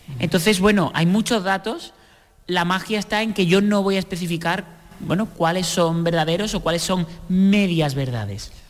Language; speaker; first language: Spanish; native; Spanish